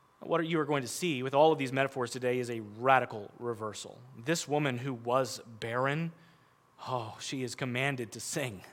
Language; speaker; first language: English; native; English